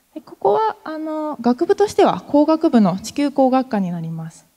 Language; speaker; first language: Japanese; native; Japanese